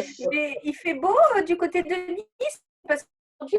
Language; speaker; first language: French; native; French